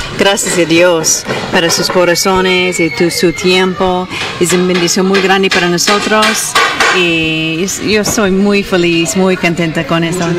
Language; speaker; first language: Spanish; non-native, learner; English